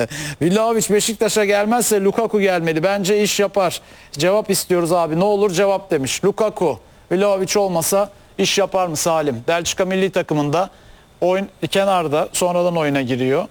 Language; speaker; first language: Turkish; native; Turkish